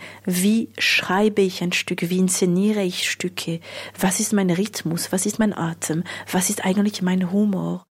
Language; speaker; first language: German; non-native, local second language; French